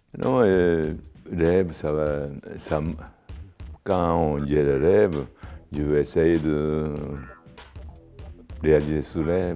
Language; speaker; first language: French; non-native, fluent; Japanese